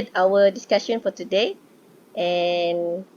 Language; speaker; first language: English; non-native, local second language; Malay